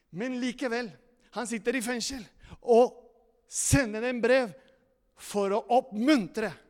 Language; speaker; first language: Norwegian; non-native, fluent; Spanish